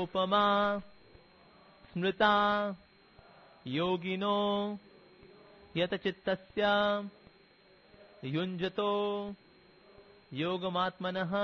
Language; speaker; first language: Hindi; native; Hindi